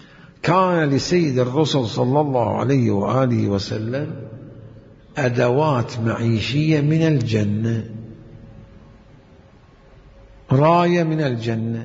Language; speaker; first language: Arabic; native; Arabic